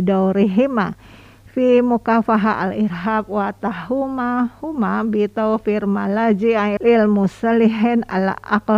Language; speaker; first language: Arabic; non-native, fluent; Indonesian